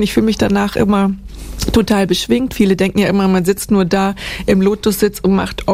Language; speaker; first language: German; native; German